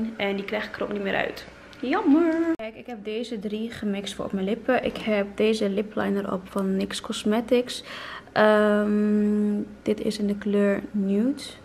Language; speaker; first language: Dutch; native; Dutch